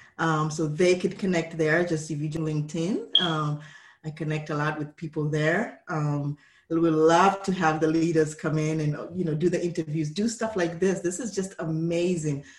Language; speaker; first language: English; non-native, local second language; Kikuyu